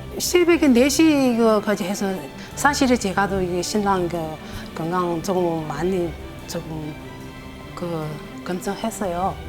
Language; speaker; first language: Korean; non-native, learner; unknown